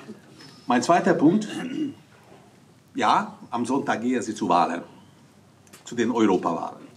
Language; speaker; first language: German; non-native, fluent; Hungarian